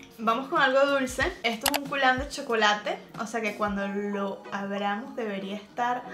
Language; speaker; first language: Spanish; native; Spanish